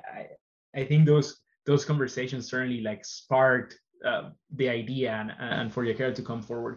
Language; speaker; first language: English; non-native, fluent; Spanish